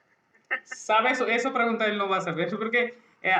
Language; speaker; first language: Spanish; non-native, learner; Hindi